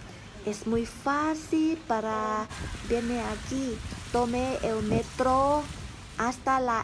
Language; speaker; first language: Spanish; non-native, learner; Thai